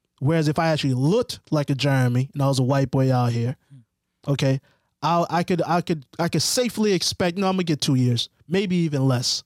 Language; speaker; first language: English; early bilingual, other home language; Haitian Creole